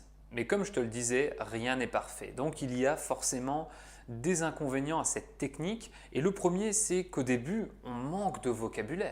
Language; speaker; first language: French; native; French